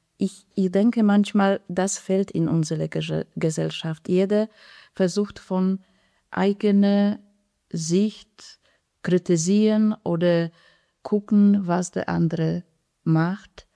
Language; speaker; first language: German; non-native, fluent; Polish